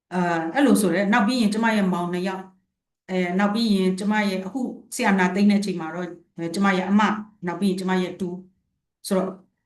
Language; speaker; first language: Burmese; non-native, local second language; Shwe Palaung